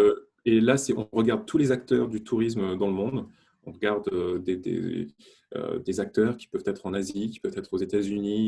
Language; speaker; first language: French; native; French